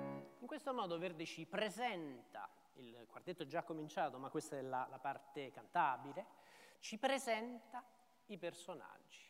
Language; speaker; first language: Italian; native; Italian